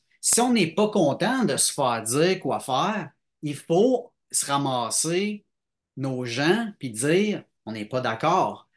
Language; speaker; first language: French; native; French